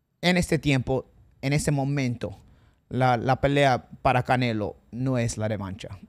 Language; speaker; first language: Spanish; non-native, fluent; English